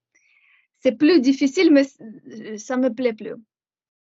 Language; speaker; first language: French; non-native, fluent; Ukrainian